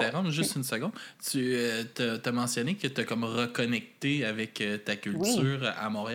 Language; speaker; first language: French; native; French